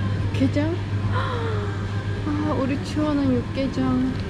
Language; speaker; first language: Korean; non-native, learner; Turkish